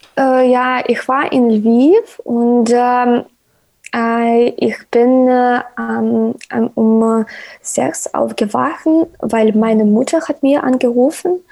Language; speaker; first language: German; non-native, learner; Ukrainian